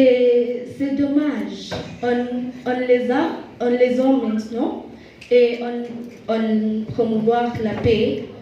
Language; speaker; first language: French; non-native, learner; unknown